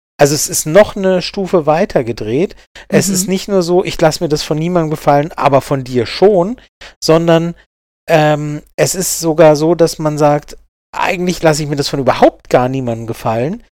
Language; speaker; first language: German; native; German